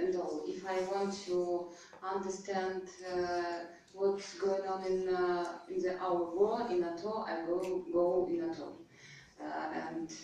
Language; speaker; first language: English; non-native, learner; Russian